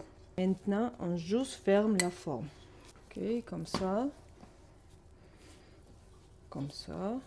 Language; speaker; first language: French; non-native, learner; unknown